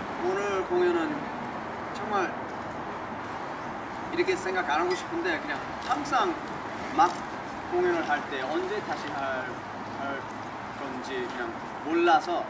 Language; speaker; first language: Korean; early bilingual, heritage; English